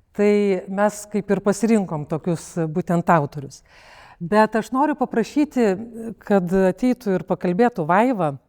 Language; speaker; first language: Lithuanian; native; Lithuanian